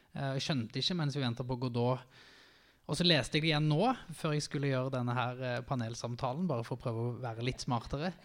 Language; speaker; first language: Norwegian; native; Norwegian